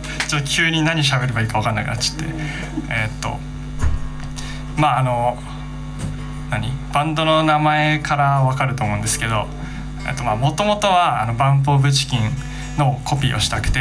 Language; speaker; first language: Japanese; native; Japanese